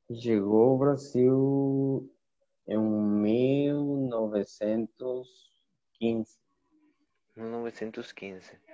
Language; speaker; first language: Portuguese; non-native, learner; Spanish